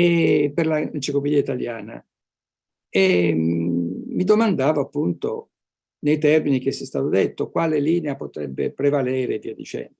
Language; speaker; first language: Italian; native; Italian